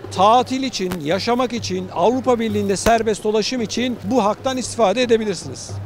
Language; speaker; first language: Turkish; native; Turkish